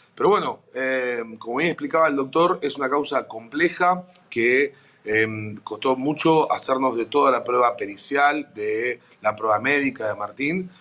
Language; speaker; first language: Spanish; native; Spanish